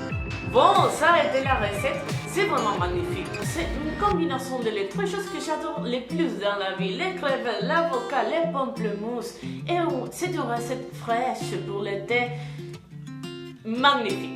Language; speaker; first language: French; non-native, fluent; Spanish